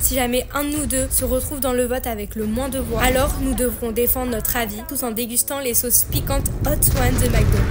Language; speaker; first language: French; native; French